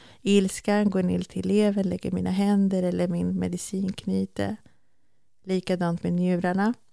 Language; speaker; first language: Swedish; early bilingual, other home language; Spanish